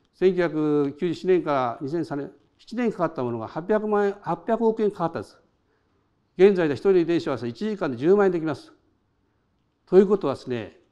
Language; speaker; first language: Japanese; native; Japanese